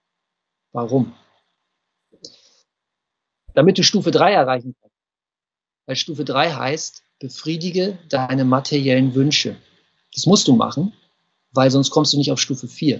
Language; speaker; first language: German; native; German